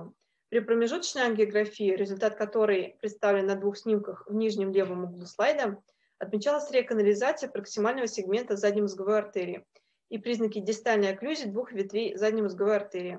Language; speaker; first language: Russian; native; Russian